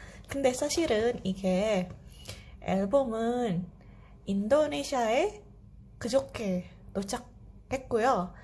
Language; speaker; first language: Korean; non-native, fluent; Indonesian